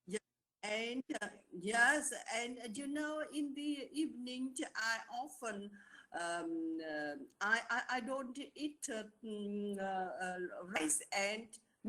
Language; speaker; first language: English; non-native, learner; Vietnamese